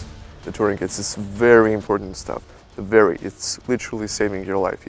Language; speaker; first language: English; non-native, learner; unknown